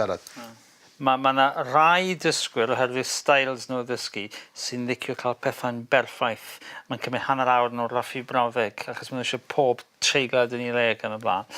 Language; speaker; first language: Welsh; native; Welsh